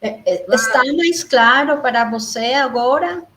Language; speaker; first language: Portuguese; non-native, learner; Spanish